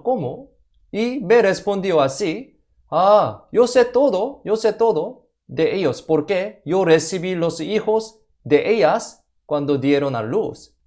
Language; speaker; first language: Spanish; non-native, fluent; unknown